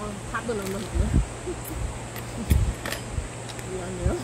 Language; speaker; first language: Korean; non-native, local second language; Khmer